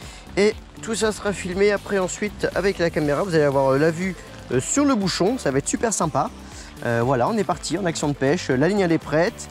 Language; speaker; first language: French; native; French